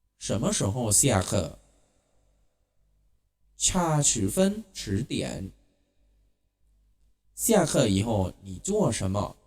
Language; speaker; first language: Chinese; non-native, fluent; Thai